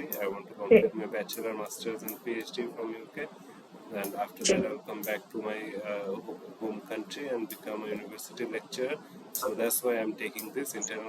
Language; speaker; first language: English; non-native, fluent; Bangla